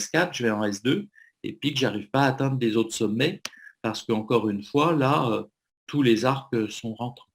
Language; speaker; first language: French; native; French